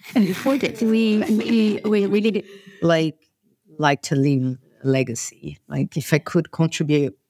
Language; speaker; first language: English; non-native, fluent; Portuguese